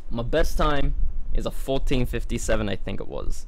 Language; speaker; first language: English; native; English